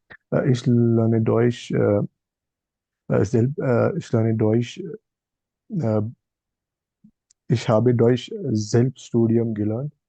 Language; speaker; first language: German; non-native, learner; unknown